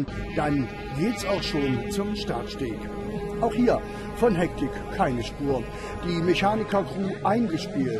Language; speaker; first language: German; native; German